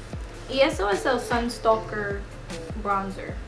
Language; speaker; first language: Spanish; non-native, learner; English